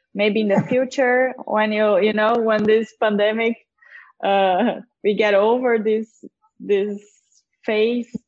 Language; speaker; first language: English; non-native, fluent; Portuguese